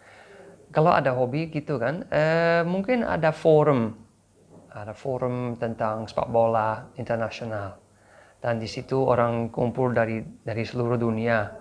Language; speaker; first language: Indonesian; non-native, fluent; English